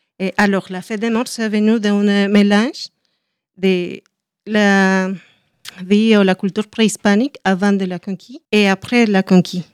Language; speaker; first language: French; non-native, learner; Spanish